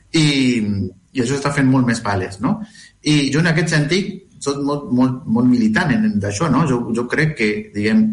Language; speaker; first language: Catalan; non-native, fluent; Spanish